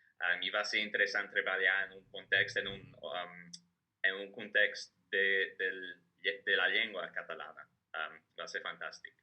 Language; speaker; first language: Catalan; non-native, fluent; English